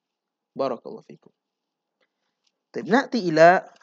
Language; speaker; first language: Arabic; non-native, fluent; Indonesian